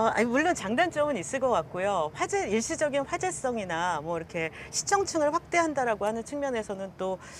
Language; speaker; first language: Korean; native; Korean